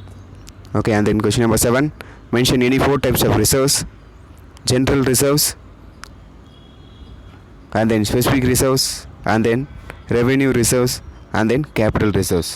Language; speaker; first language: English; non-native, local second language; Tamil